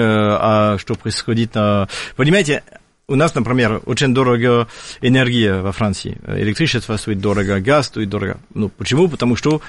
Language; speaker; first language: Russian; non-native, fluent; French